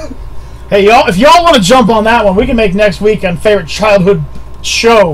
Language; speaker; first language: English; native; English